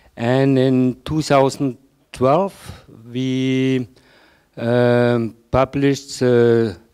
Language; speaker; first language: English; non-native, fluent; German